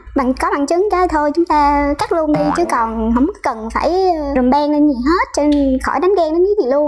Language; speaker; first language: Vietnamese; native; Vietnamese